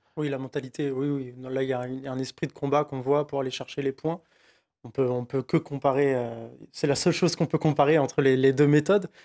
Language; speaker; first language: French; native; French